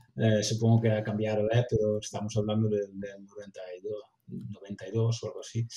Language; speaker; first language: Spanish; non-native, fluent; Dutch